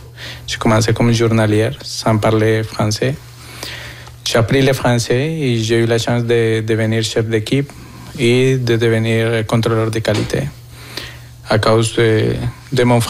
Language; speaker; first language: French; non-native, fluent; Spanish